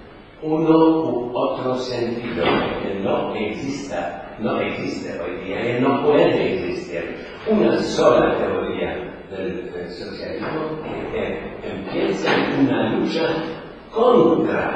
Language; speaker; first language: Spanish; non-native, fluent; Polish